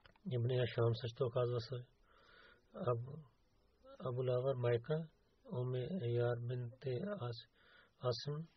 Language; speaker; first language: Bulgarian; non-native, learner; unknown